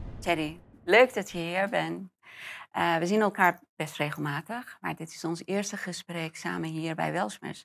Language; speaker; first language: Dutch; non-native, fluent; Persian